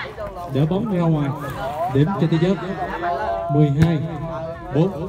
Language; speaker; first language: Vietnamese; native; Vietnamese